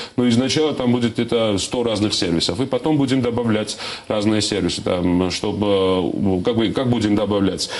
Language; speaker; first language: Russian; non-native, local second language; Georgian